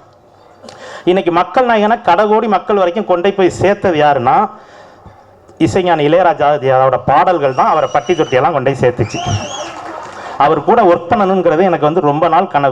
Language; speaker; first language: Tamil; native; Tamil